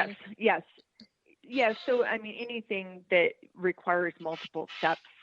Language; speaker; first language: English; native; English